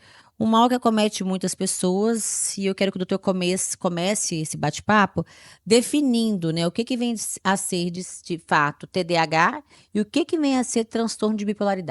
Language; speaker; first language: Portuguese; native; Portuguese